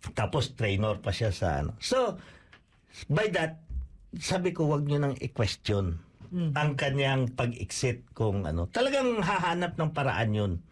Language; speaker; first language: Filipino; non-native, local second language; Cebuano